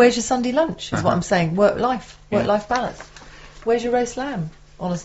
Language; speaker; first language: English; native; English